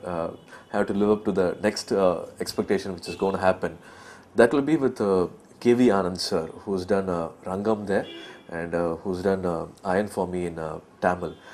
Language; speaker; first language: English; non-native, local second language; Tamil